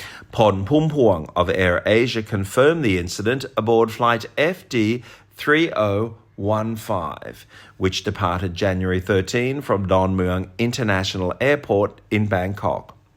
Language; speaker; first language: English; native; English